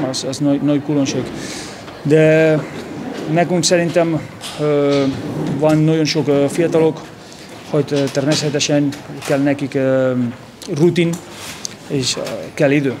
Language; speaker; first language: Hungarian; non-native, local second language; Spanish